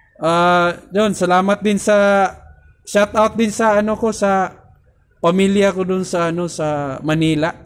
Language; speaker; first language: Filipino; non-native, local second language; Cebuano